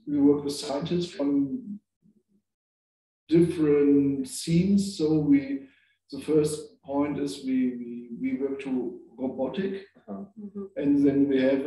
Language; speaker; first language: English; non-native, learner; German